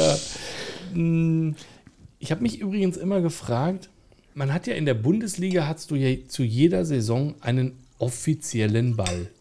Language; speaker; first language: German; native; German